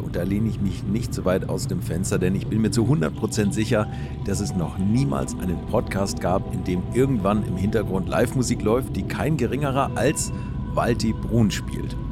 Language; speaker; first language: German; native; German